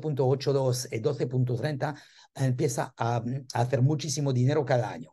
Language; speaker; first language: Spanish; non-native, learner; French